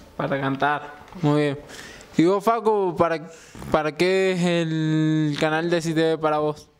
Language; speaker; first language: Spanish; native; Spanish